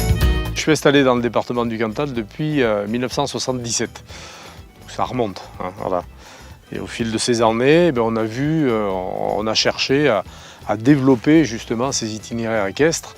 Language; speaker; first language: French; native; French